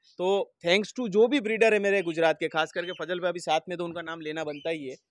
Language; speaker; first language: Hindi; non-native, local second language; Gujarati